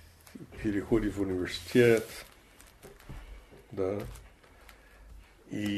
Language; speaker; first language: Russian; non-native, fluent; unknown